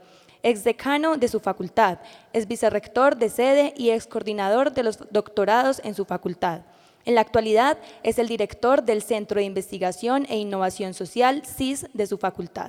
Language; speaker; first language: Spanish; native; Spanish